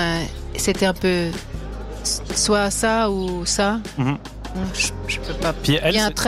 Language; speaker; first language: French; non-native, local second language; Swiss German